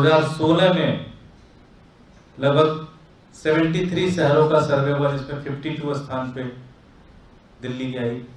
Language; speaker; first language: Hindi; native; Hindi